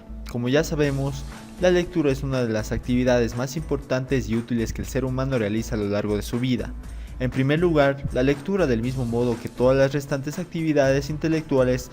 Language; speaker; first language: Spanish; native; Spanish